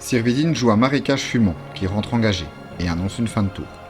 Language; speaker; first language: French; native; French